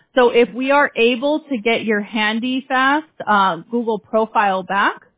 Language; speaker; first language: English; early bilingual, other home language; Spanish